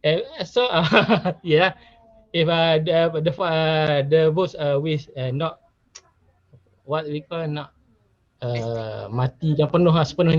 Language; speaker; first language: English; non-native, learner; Malay